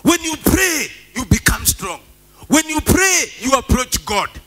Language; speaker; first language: English; non-native, local second language; Swahili